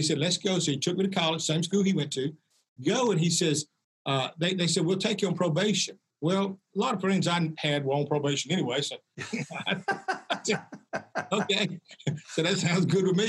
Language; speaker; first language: English; native; English